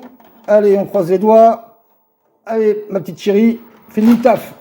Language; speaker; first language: French; native; French